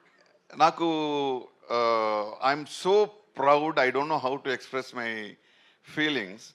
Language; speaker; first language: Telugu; non-native, local second language; Tamil